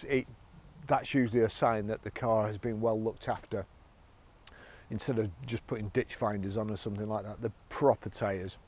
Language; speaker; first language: English; native; English